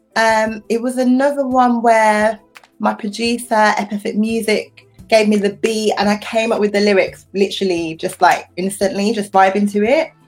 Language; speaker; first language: English; native; English